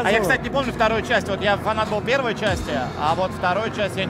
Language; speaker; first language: Russian; native; Russian